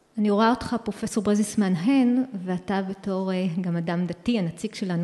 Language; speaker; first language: Hebrew; native; Hebrew